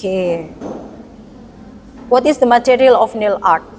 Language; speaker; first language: English; non-native, learner; Indonesian